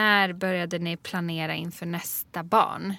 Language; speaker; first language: Swedish; native; Swedish